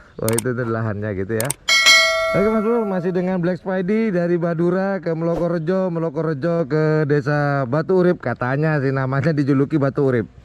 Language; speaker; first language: Indonesian; non-native, local second language; Madurese